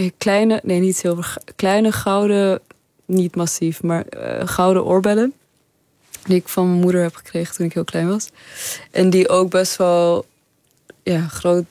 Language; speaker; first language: Dutch; early bilingual, other home language; Persian